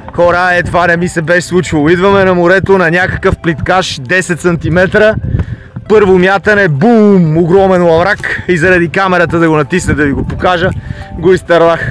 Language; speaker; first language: Bulgarian; native; Bulgarian